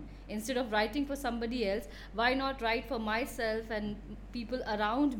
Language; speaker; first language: English; non-native, local second language; Hindi